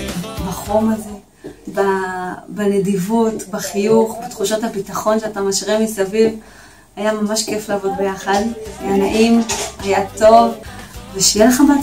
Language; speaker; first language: Hebrew; native; Hebrew